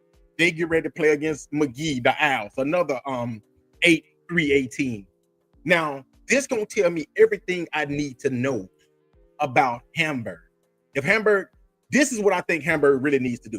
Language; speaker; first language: English; native; English